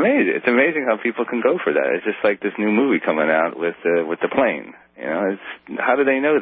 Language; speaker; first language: English; native; English